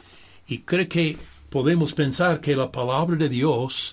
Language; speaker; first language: Spanish; non-native, fluent; English